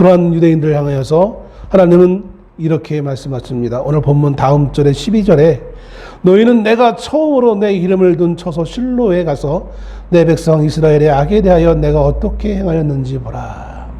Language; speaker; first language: Korean; native; Korean